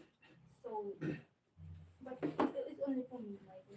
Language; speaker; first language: English; non-native, learner; Ukrainian